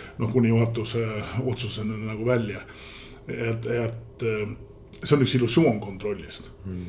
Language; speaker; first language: Estonian; early bilingual, heritage; Estonian